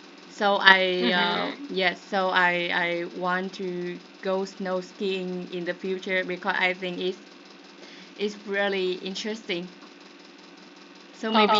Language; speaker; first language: English; non-native, learner; Vietnamese